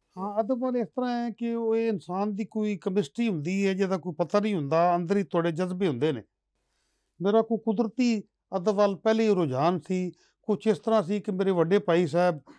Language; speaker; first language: Punjabi; native; Punjabi